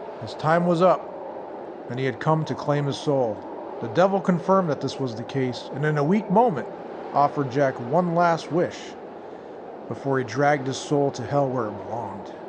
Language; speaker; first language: English; native; English